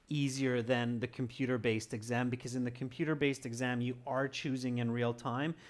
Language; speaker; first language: English; native; English